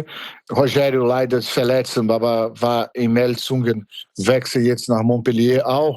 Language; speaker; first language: German; non-native, fluent; Portuguese